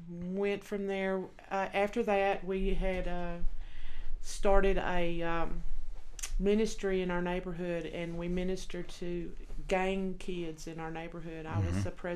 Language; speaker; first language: English; native; English